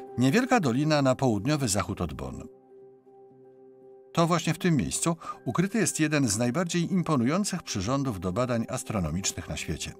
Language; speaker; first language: Polish; native; Polish